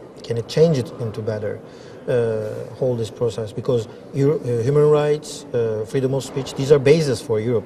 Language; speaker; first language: English; non-native, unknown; Turkish